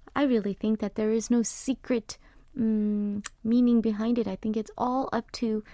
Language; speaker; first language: English; early bilingual, other home language; Korean